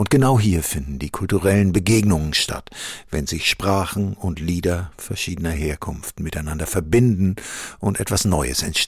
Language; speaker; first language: German; native; German